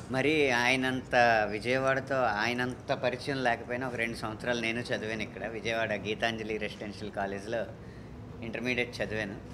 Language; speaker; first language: Telugu; native; Telugu